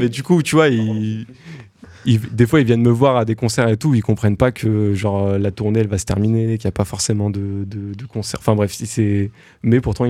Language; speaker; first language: French; native; French